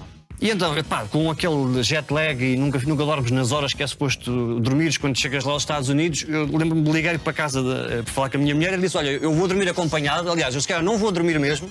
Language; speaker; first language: Portuguese; native; Portuguese